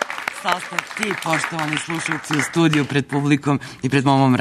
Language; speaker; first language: Serbian; native; Serbian